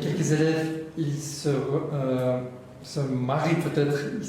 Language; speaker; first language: French; non-native, learner; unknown